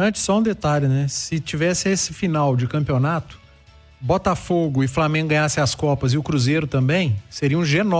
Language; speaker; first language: Portuguese; native; Portuguese